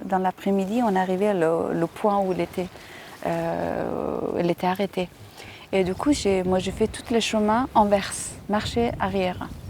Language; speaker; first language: French; non-native, fluent; Persian